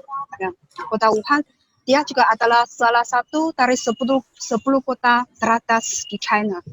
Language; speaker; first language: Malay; non-native, learner; Chinese